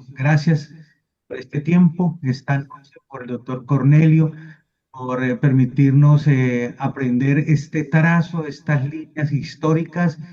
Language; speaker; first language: Spanish; native; Spanish